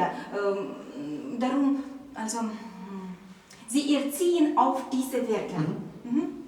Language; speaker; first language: German; non-native, learner; Ukrainian